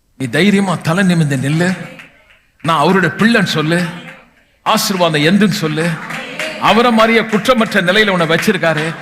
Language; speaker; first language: Tamil; non-native, local second language; Malayalam